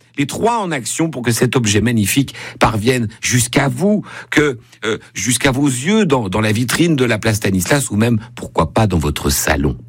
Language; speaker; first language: French; native; French